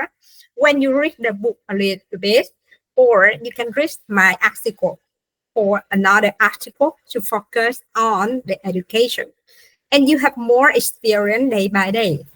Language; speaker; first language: English; non-native, fluent; Vietnamese